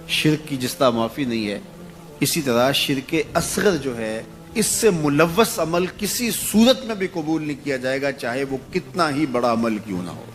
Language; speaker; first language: Urdu; non-native, local second language; Punjabi